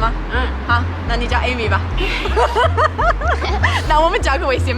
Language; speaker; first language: Chinese; non-native, fluent; English